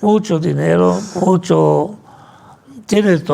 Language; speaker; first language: Spanish; non-native, fluent; Arabic